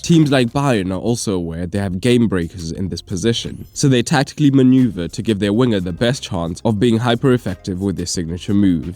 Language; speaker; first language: English; native; English